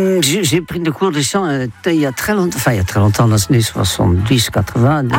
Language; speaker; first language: French; non-native, fluent; Dutch